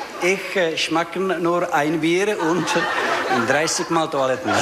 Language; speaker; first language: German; non-native, learner; Czech